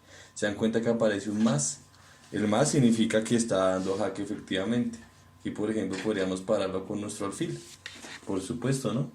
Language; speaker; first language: Spanish; native; Spanish